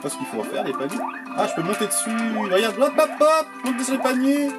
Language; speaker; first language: French; native; French